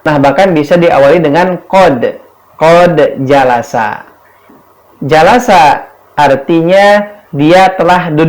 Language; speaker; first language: Indonesian; native; Indonesian